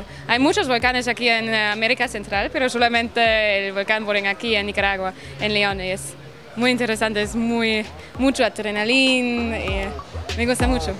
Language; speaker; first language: Spanish; non-native, fluent; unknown